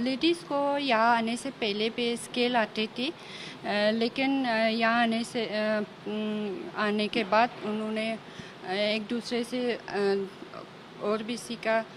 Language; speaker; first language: Hindi; non-native, fluent; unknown